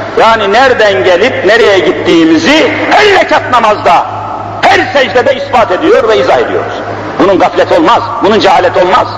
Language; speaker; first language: Turkish; native; Turkish